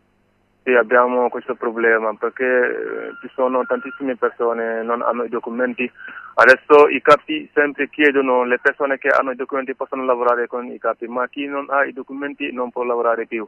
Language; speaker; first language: Italian; non-native, learner; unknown